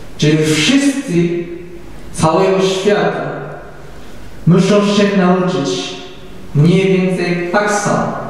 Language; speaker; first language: Polish; non-native, learner; Japanese